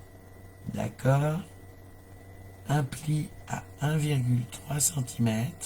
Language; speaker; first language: French; native; French